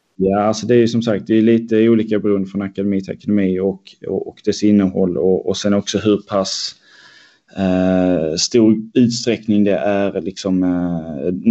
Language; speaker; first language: Swedish; native; Swedish